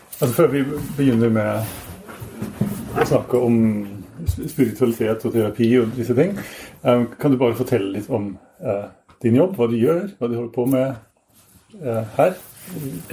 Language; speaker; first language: Norwegian; non-native, fluent; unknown